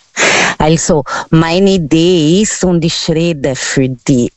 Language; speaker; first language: German; non-native, learner; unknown